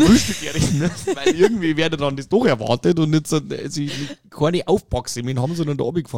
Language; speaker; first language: German; native; German